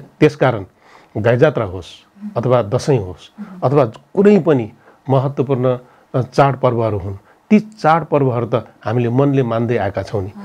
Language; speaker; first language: Nepali; non-native, local second language; Newari